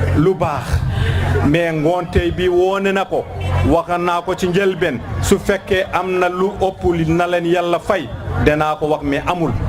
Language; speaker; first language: Wolof; non-native, local second language; Fula